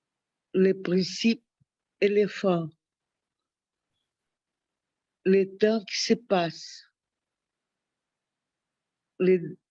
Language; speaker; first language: French; non-native, learner; Portuguese